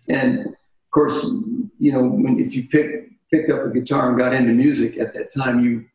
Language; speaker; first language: English; native; English